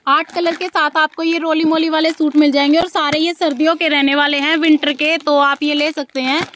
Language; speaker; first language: Hindi; native; Hindi